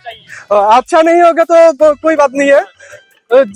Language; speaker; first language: Hindi; non-native, learner; Bangla